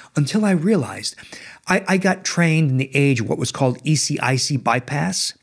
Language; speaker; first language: English; native; English